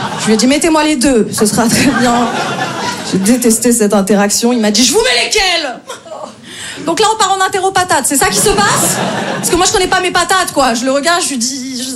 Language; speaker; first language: French; native; French